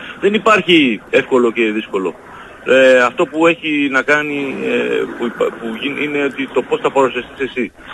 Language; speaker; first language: Greek; native; Greek